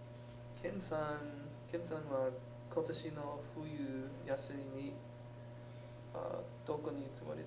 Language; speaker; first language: Japanese; non-native, learner; English